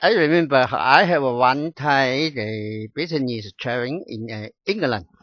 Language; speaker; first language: English; non-native, learner; Chinese